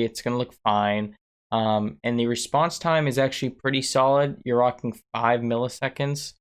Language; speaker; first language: English; native; English